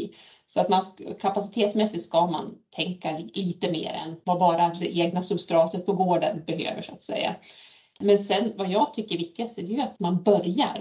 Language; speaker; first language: Swedish; native; Swedish